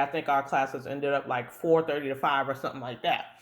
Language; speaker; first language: English; native; English